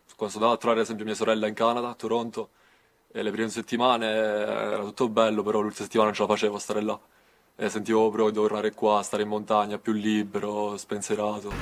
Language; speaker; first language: Italian; native; Italian